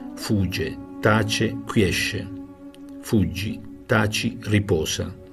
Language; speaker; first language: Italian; native; Italian